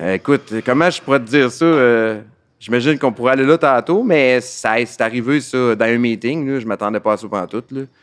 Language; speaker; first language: French; native; French